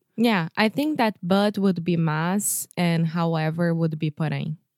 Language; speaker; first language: English; non-native, fluent; Portuguese